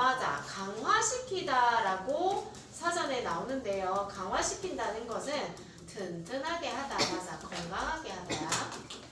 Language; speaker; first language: Korean; native; Korean